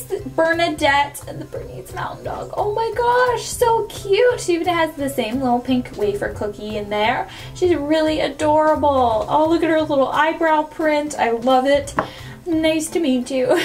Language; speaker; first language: English; native; English